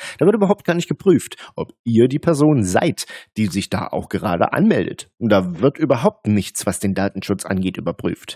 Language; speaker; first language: German; native; German